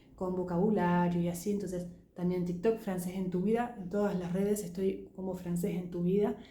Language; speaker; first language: Spanish; non-native, fluent; French